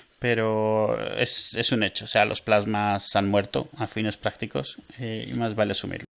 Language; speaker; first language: Spanish; native; Spanish